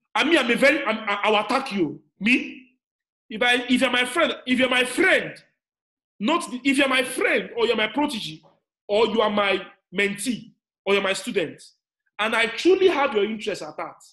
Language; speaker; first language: English; non-native, local second language; Igbo